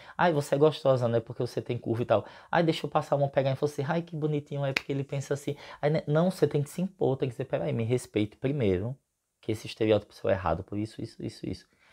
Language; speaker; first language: Portuguese; native; Portuguese